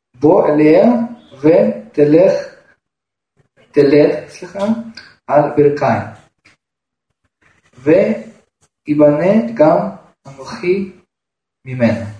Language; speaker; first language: Hebrew; non-native, fluent; Russian